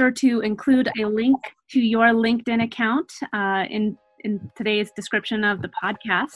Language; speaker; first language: English; native; English